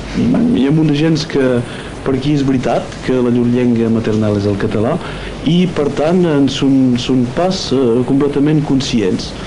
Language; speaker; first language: Catalan; native; Catalan